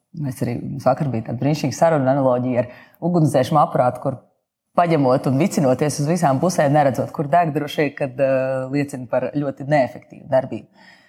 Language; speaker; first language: Latvian; native; Latvian